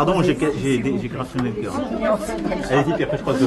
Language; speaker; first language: French; native; French